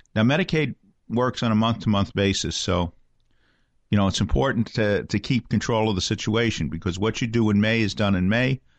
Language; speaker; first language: English; native; English